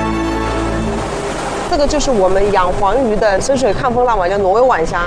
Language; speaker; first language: Chinese; native; Chinese